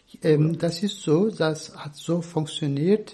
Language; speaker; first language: German; non-native, fluent; Turkish